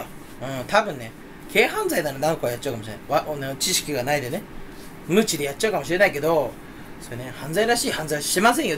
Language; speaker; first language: Japanese; native; Japanese